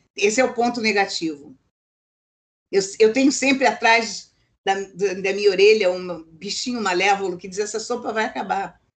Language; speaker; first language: Portuguese; native; Portuguese